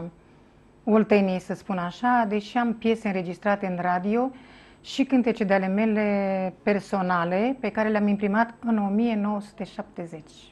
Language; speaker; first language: Romanian; native; Romanian